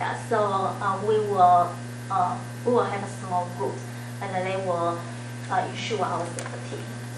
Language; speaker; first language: English; non-native, learner; Chinese